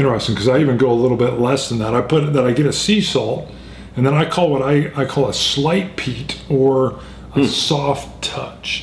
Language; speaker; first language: English; native; English